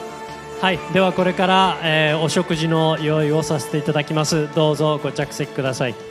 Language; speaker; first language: Japanese; native; Japanese